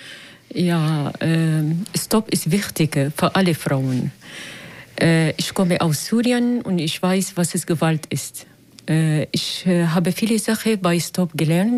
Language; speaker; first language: German; non-native, learner; Arabic